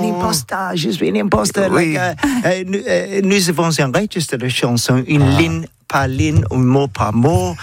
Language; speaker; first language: French; non-native, learner; English